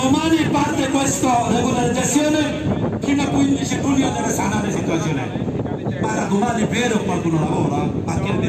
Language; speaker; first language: Italian; non-native, fluent; Bangla